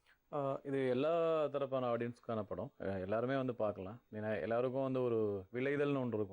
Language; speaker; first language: Tamil; native; Tamil